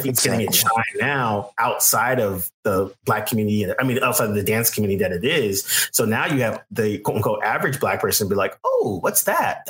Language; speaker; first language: English; native; English